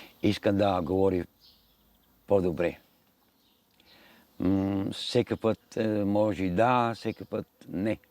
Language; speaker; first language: Bulgarian; non-native, learner; Italian